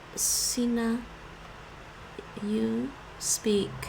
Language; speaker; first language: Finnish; non-native, learner; English